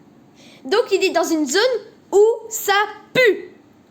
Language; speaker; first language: French; native; French